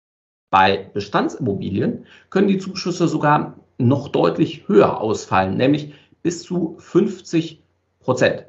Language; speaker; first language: German; native; German